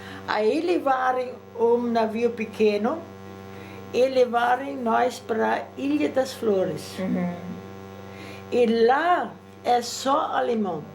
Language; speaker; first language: Portuguese; early bilingual, other home language; German